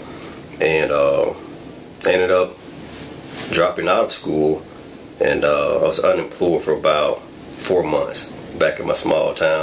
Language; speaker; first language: English; native; English